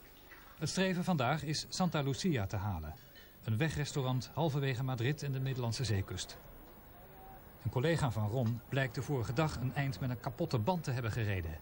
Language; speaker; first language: Dutch; native; Dutch